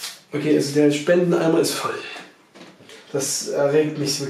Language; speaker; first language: German; native; German